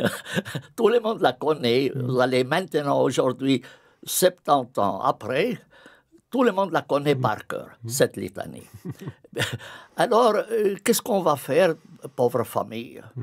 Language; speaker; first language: French; non-native, fluent; Arabic